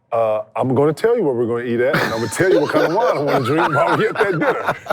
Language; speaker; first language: English; native; English